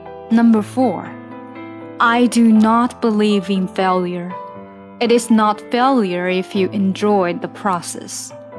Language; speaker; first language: English; non-native, fluent; Chinese